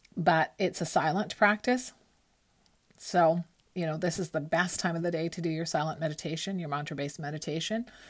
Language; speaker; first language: English; early bilingual, other home language; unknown